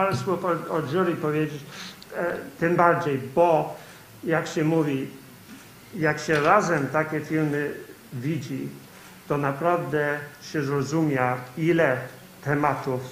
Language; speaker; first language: Polish; early bilingual, heritage; Polish